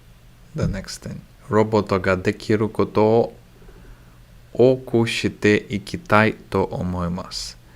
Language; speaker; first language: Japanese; non-native, learner; English